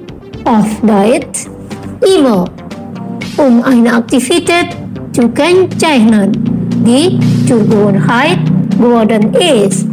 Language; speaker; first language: German; non-native, fluent; Indonesian